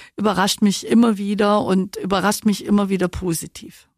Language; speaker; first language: German; native; German